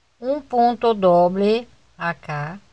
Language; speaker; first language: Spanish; non-native, learner; Portuguese